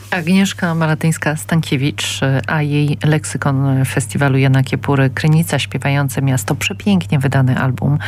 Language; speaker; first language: Polish; native; Polish